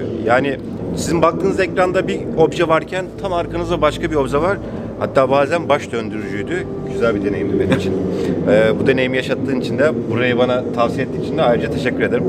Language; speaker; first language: Turkish; native; Turkish